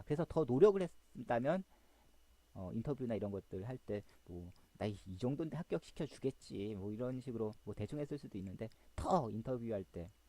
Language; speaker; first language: Korean; native; Korean